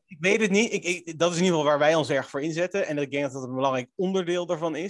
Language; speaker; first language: Dutch; native; Dutch